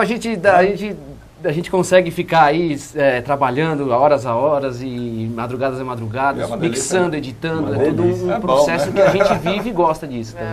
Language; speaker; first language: Portuguese; native; Portuguese